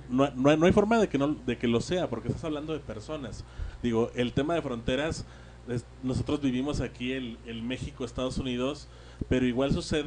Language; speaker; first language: Spanish; native; Spanish